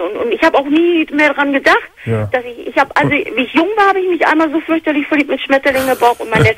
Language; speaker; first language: German; native; German